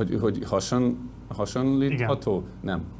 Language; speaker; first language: Hungarian; non-native, learner; English